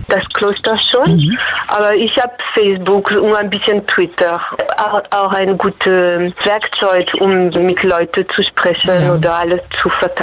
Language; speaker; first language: German; non-native, fluent; French